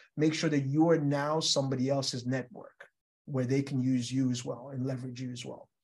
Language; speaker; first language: English; non-native, local second language; Yoruba